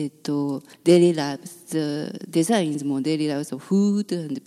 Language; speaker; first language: Japanese; native; Japanese